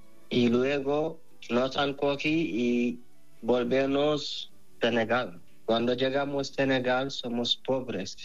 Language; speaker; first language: Spanish; non-native, learner; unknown